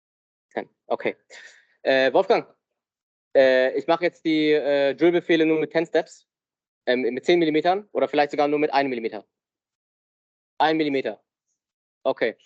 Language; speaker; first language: German; native; German